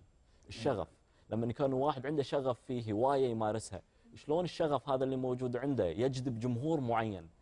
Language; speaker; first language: Arabic; native; Arabic